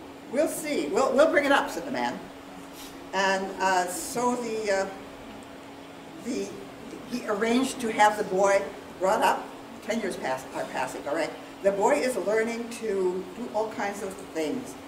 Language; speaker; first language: English; native; English